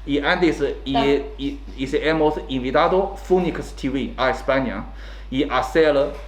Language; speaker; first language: Spanish; non-native, learner; Chinese